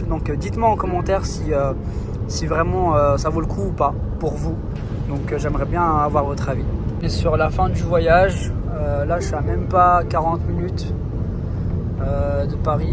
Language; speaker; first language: French; native; French